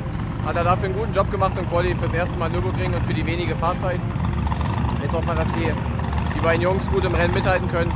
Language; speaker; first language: German; native; German